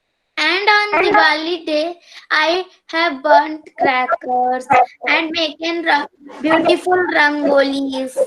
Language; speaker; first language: English; non-native, learner; Hindi